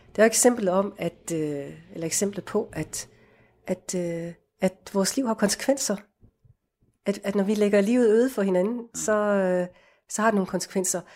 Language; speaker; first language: Danish; native; Danish